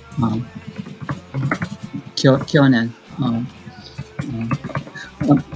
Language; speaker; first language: Japanese; non-native, learner; English